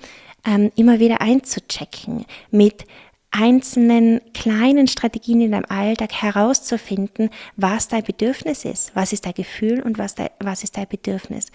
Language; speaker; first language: German; native; German